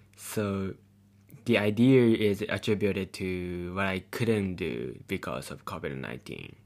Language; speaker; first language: English; non-native, learner; Japanese